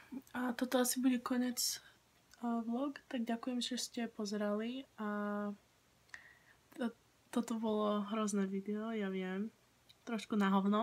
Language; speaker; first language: Slovak; early bilingual, heritage; Slovak